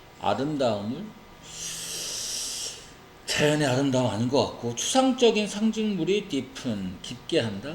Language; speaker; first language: Korean; native; Korean